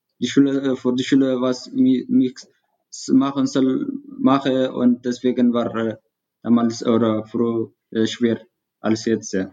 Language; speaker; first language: German; non-native, learner; Tigrinya